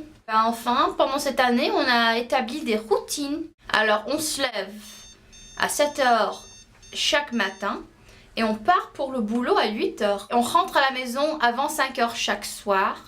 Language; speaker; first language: French; non-native, learner; English